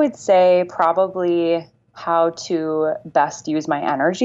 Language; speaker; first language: English; native; English